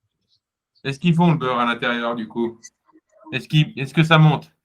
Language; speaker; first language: French; native; French